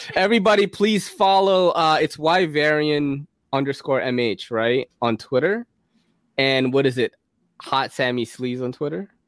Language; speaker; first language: English; early bilingual, other home language; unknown